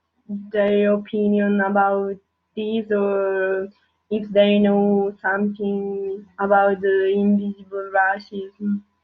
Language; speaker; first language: English; non-native, learner; Italian